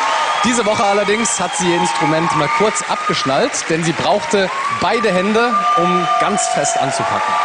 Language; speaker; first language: German; native; German